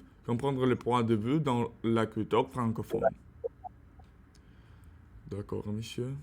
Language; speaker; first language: French; non-native, learner; Russian